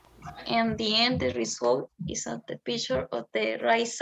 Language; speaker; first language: English; non-native, learner; Spanish